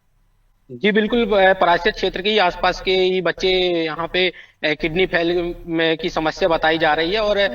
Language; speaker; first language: Hindi; native; Hindi